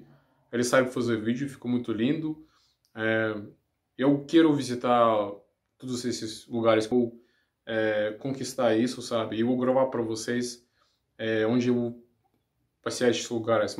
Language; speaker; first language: Portuguese; non-native, learner; Russian